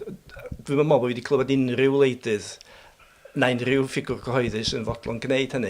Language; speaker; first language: Welsh; native; Welsh